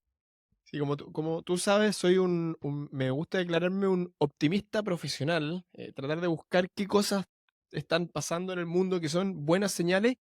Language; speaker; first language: Spanish; native; Spanish